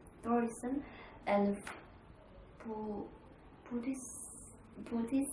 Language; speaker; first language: English; non-native, learner; Chinese